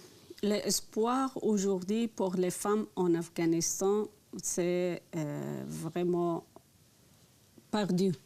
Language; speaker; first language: French; non-native, learner; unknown